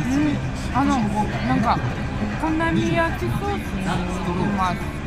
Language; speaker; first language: Japanese; non-native, learner; Lithuanian